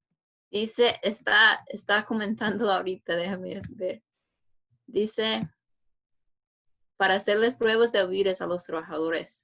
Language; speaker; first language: Spanish; non-native, fluent; English